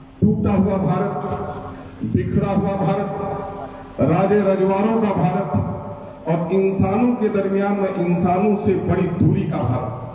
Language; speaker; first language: Urdu; native; Urdu